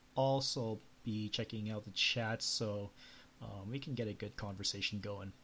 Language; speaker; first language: English; native; English